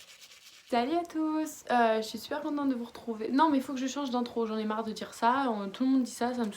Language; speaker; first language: French; native; French